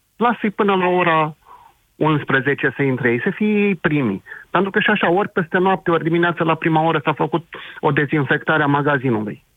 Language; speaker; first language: Romanian; native; Romanian